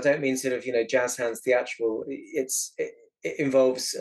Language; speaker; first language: English; native; English